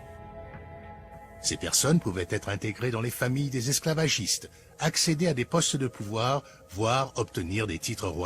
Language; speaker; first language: French; native; French